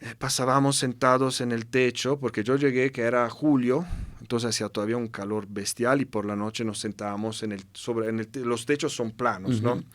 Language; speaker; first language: Spanish; non-native, fluent; Italian